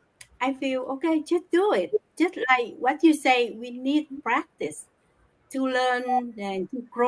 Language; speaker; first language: English; non-native, learner; Vietnamese